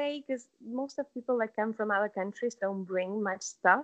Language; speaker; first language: English; non-native, fluent; Spanish